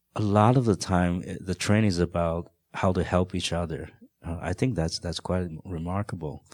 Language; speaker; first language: English; non-native, fluent; Chinese